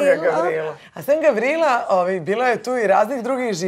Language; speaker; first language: Serbian; native; Serbian